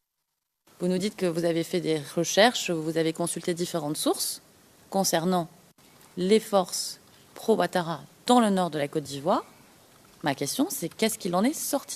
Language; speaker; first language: French; native; French